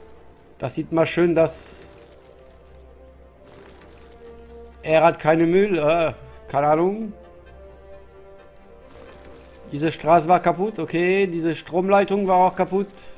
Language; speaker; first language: German; non-native, learner; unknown